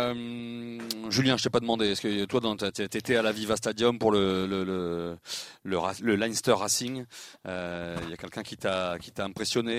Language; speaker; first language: French; native; French